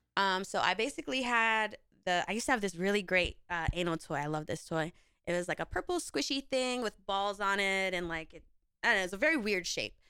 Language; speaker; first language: English; native; English